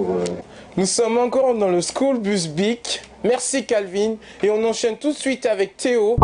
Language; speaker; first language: French; native; French